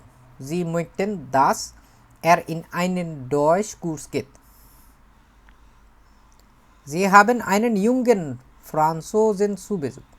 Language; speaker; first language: German; non-native, fluent; Bangla